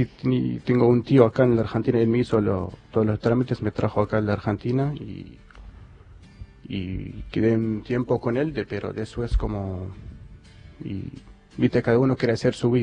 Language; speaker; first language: Spanish; non-native, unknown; Arabic